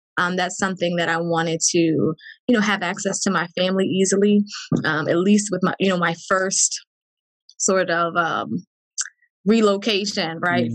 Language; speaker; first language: English; native; English